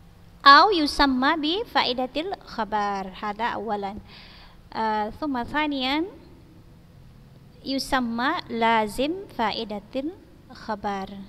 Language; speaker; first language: Arabic; non-native, fluent; Indonesian